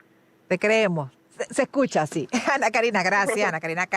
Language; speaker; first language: Spanish; native; Spanish